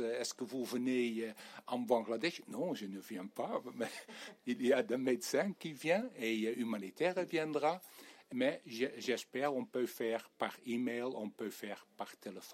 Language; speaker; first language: French; non-native, fluent; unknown